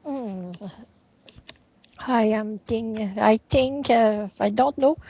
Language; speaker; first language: English; non-native, learner; French